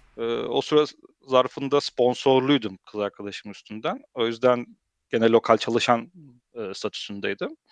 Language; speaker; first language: Turkish; early bilingual, heritage; Turkish